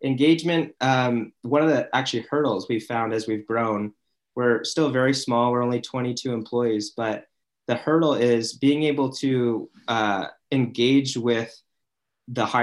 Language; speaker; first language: English; native; English